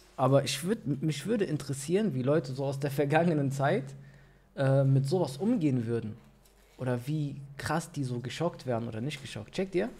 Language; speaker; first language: German; early bilingual, other home language; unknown